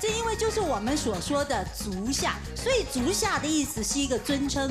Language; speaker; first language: Chinese; native; Chinese